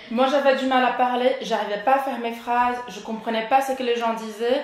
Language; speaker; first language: French; non-native, fluent; Portuguese